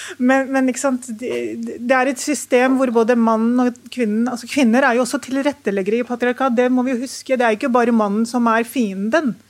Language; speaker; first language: Norwegian; early bilingual, other home language; Urdu